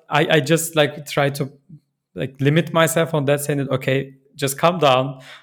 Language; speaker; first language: English; non-native, fluent; Turkish